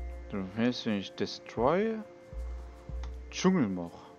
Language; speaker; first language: German; native; German